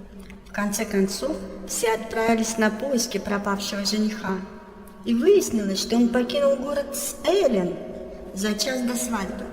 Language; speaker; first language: Russian; native; Russian